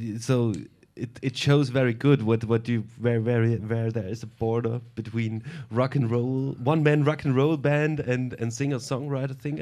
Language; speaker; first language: English; non-native, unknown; German